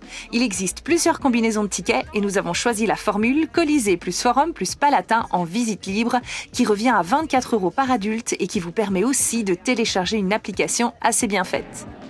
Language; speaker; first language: French; native; French